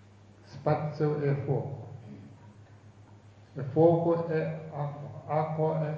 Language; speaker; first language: Italian; non-native, fluent; Tibetan